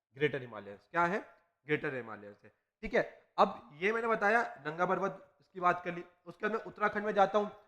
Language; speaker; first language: Hindi; native; Hindi